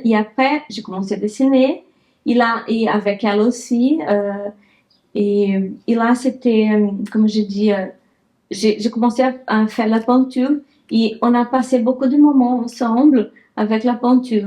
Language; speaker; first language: French; non-native, learner; Portuguese